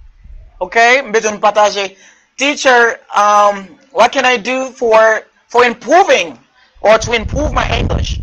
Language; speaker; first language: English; non-native, fluent; Haitian Creole